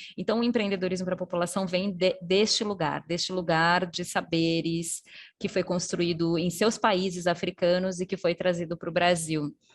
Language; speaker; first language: Portuguese; native; Portuguese